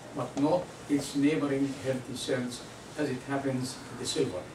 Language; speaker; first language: English; non-native, fluent; Arabic